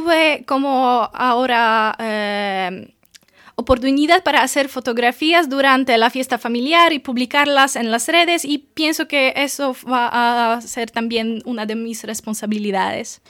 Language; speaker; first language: Spanish; non-native, fluent; Polish